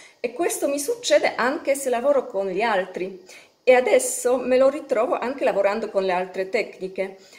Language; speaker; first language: Italian; non-native, fluent; Polish